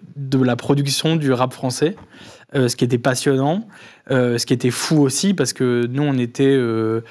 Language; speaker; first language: French; native; French